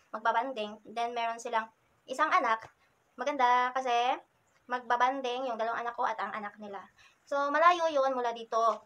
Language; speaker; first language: Filipino; native; Filipino